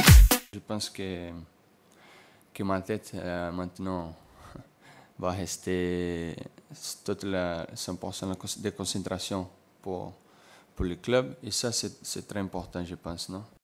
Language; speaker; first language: French; non-native, learner; Portuguese